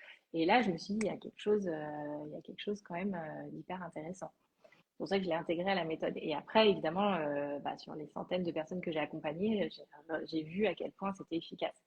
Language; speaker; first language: French; native; French